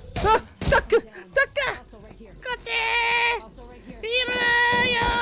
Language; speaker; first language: Japanese; non-native, learner; English